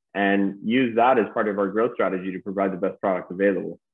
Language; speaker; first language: English; native; English